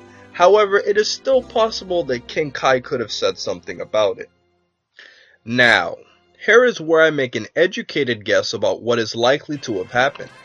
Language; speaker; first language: English; native; English